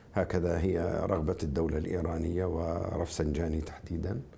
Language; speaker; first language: Arabic; native; Arabic